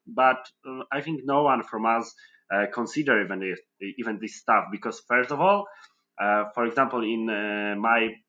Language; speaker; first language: English; non-native, fluent; Polish